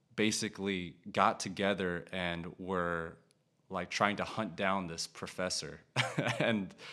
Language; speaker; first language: English; native; English